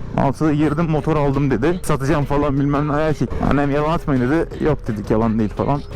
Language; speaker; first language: Turkish; native; Turkish